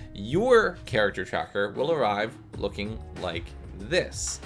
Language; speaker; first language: English; native; English